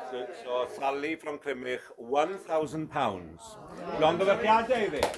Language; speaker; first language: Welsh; native; Welsh